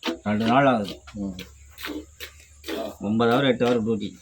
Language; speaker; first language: Tamil; native; Tamil